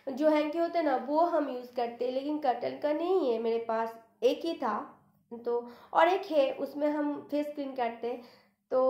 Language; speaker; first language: Hindi; non-native, local second language; Bangla